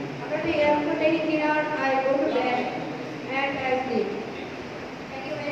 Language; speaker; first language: English; non-native, learner; Bangla